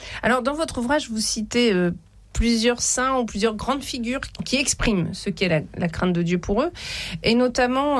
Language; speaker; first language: French; native; French